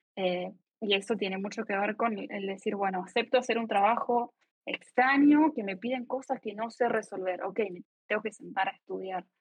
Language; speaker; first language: Spanish; native; Spanish